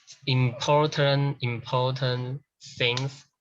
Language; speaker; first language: English; non-native, learner; Chinese